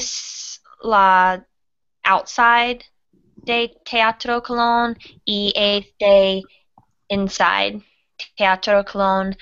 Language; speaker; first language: Spanish; non-native, learner; English